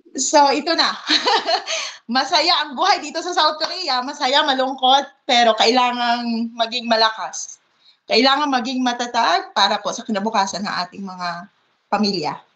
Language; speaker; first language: Filipino; non-native, local second language; Hiligaynon